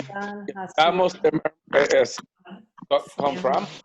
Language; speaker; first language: Spanish; non-native, learner; English